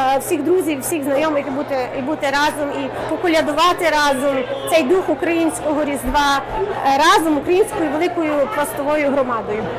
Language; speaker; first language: Ukrainian; early bilingual, heritage; Ukrainian